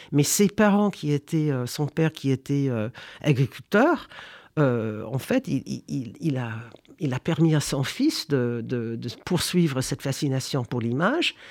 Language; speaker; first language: French; non-native, fluent; English